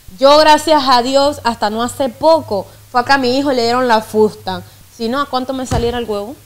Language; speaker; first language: Spanish; native; Spanish